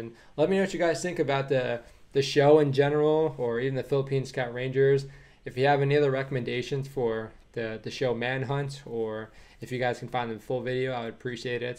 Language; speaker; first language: English; native; English